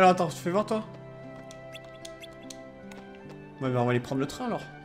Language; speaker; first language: French; native; French